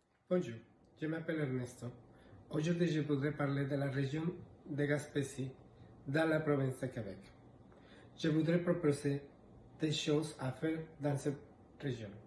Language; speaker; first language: French; non-native, learner; Spanish